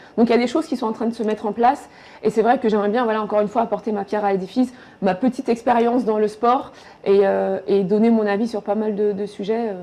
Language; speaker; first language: French; early bilingual, other home language; Bambara